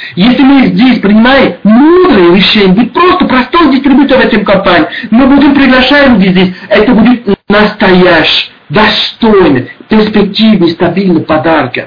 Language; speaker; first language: Russian; non-native, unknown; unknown